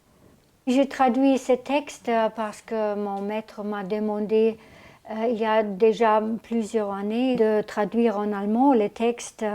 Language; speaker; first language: French; non-native, fluent; German